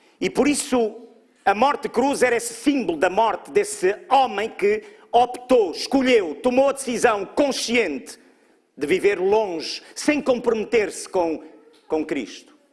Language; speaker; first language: Portuguese; native; Portuguese